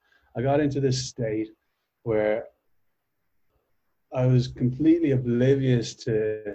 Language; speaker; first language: English; native; English